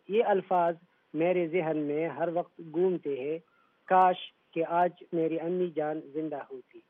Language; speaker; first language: Urdu; non-native, local second language; Pashto